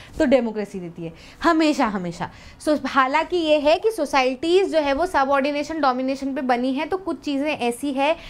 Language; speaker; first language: Hindi; native; Hindi